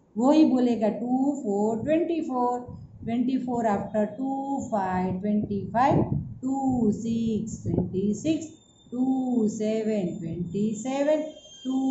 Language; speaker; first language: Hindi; non-native, local second language; Gujarati